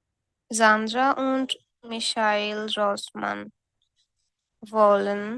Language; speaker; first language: German; non-native, learner; Bangla